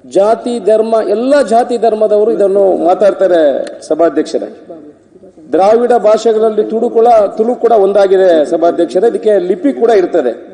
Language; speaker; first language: Kannada; non-native, local second language; Tulu